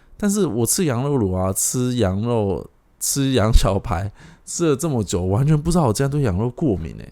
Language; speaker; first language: Chinese; native; Chinese